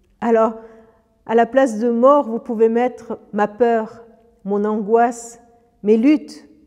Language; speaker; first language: French; early bilingual, other home language; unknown